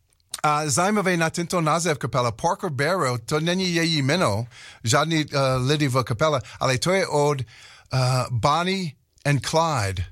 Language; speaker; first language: Czech; non-native, learner; English